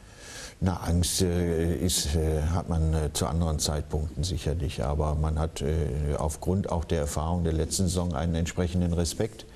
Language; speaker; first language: German; native; German